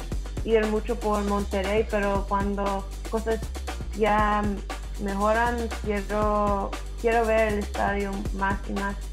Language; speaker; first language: Spanish; early bilingual, heritage; English